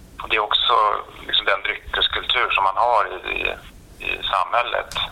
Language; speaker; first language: Swedish; native; Swedish